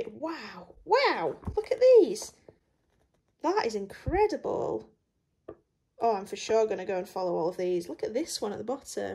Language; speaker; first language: English; native; English